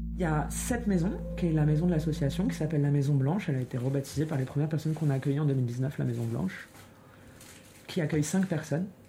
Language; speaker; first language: French; native; French